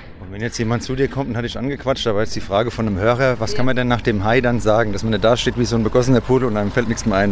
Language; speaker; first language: German; native; German